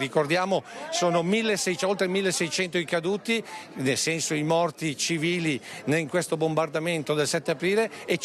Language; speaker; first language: Italian; native; Italian